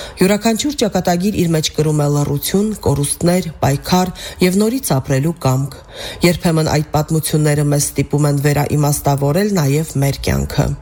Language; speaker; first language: Armenian; native; Armenian